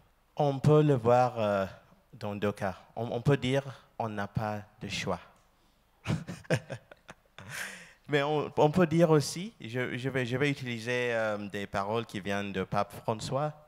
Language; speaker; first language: French; non-native, learner; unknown